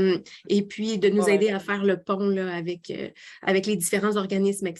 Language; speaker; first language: French; native; French